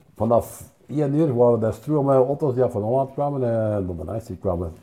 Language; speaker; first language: Dutch; native; Dutch